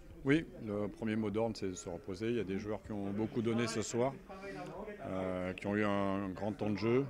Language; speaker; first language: French; native; French